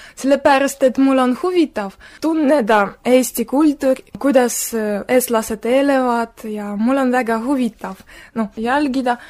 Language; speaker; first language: Estonian; non-native, local second language; Russian